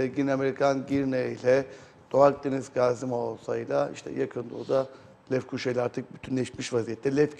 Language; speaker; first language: Turkish; native; Turkish